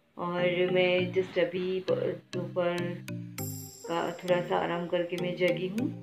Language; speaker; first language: Hindi; non-native, local second language; Gujarati